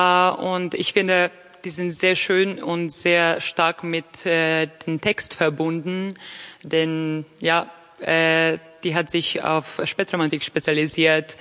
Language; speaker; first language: German; non-native, fluent; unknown